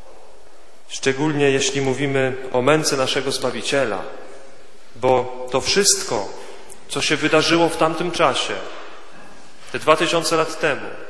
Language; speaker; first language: Polish; native; Polish